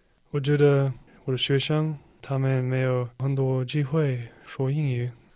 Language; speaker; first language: Chinese; non-native, learner; English